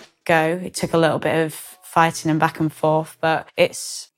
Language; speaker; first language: English; native; English